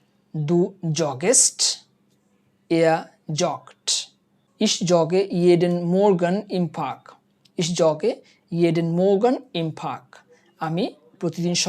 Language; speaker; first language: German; non-native, learner; Bangla